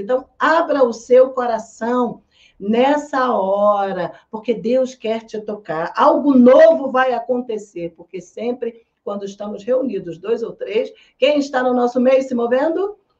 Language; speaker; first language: Portuguese; native; Portuguese